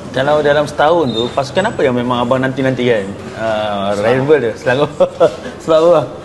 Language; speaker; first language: Malay; native; Malay